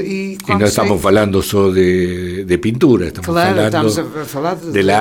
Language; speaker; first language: Portuguese; non-native, fluent; Spanish